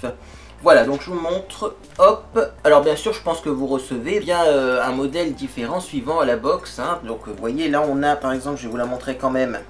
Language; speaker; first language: French; native; French